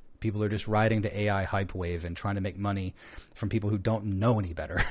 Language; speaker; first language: English; native; English